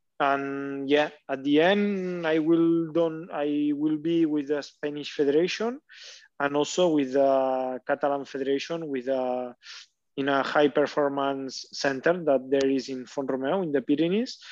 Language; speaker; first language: English; non-native, learner; Catalan